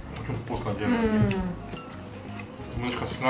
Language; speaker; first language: Russian; non-native, learner; Korean